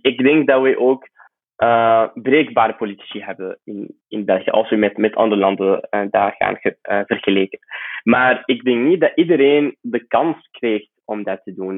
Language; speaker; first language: Dutch; non-native, fluent; Arabic